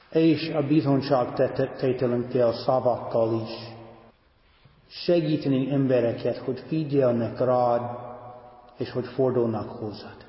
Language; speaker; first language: Hungarian; non-native, fluent; English